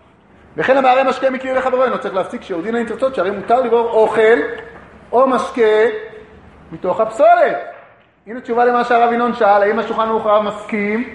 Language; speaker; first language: Hebrew; native; Hebrew